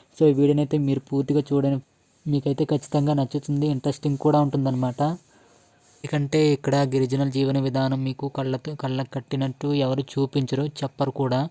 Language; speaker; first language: Telugu; non-native, local second language; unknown